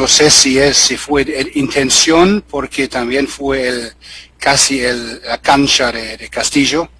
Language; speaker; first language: Spanish; non-native, fluent; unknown